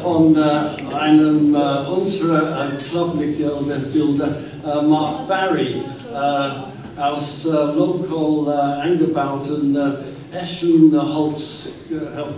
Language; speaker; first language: German; non-native, learner; English